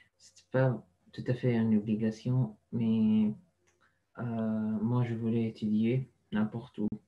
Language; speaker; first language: French; non-native, learner; Arabic